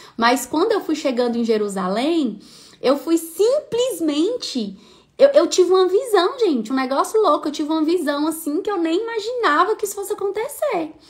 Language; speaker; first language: Portuguese; native; Portuguese